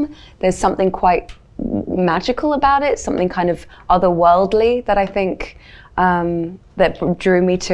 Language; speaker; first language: English; native; English